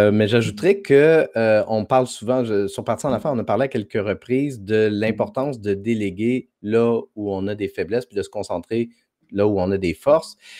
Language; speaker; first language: French; native; French